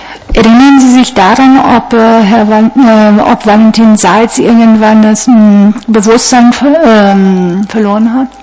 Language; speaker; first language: German; non-native, fluent; Italian